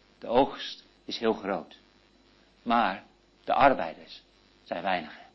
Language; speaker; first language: Dutch; early bilingual, heritage; Dutch